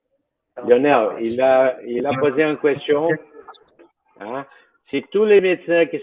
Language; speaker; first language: French; non-native, fluent; Portuguese